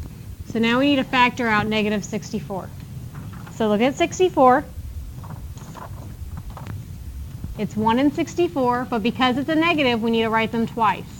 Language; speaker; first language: English; native; English